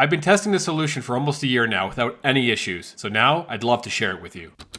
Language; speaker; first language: English; native; English